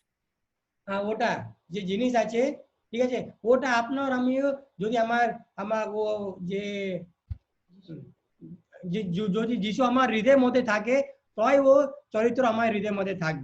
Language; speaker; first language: Bangla; non-native, learner; Hindi